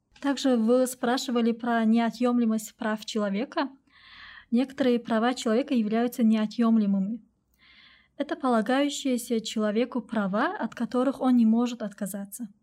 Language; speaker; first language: Russian; non-native, local second language; Tajik